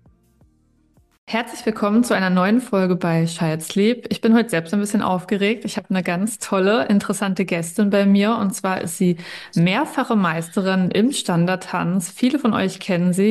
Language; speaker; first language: German; native; German